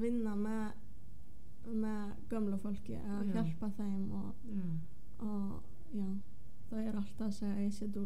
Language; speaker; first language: Icelandic; non-native, fluent; Polish